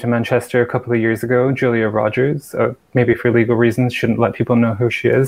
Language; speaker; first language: English; native; English